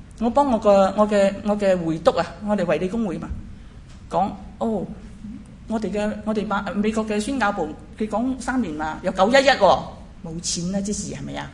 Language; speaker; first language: Chinese; native; Chinese